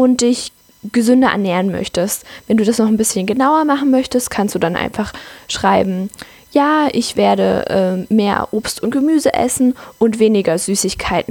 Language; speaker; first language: German; native; German